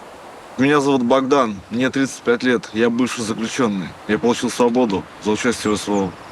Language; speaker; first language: Russian; native; Russian